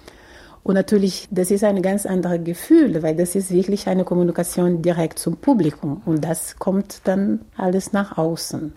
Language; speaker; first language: German; non-native, fluent; Portuguese